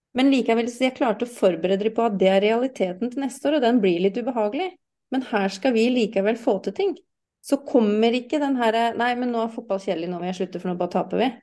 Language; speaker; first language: Norwegian; non-native, fluent; English